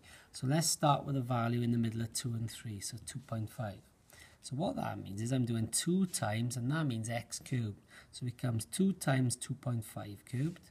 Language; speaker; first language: English; native; English